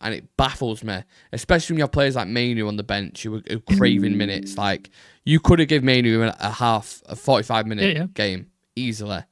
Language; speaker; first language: English; native; English